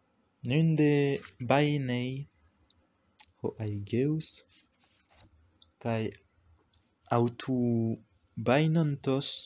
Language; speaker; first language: Greek; non-native, fluent; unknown